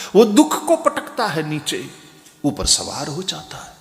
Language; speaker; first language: Hindi; non-native, local second language; Gujarati